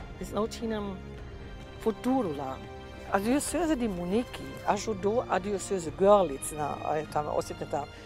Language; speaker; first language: Portuguese; non-native, fluent; German